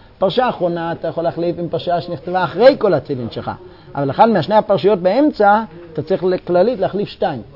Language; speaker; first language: Hebrew; non-native, fluent; English